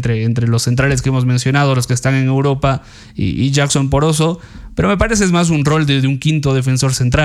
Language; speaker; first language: Spanish; native; Spanish